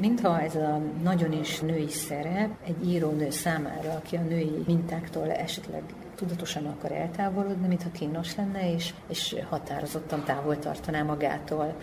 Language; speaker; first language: Hungarian; native; Hungarian